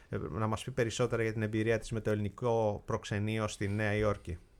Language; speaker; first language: Greek; native; Greek